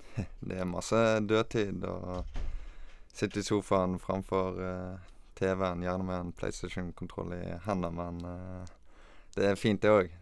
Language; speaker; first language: Norwegian; native; Norwegian